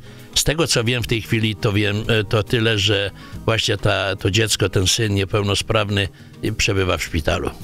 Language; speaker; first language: Polish; native; Polish